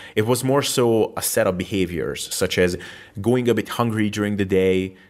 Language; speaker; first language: English; non-native, fluent; Hungarian